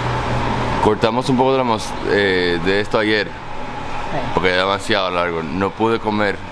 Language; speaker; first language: Spanish; non-native, learner; English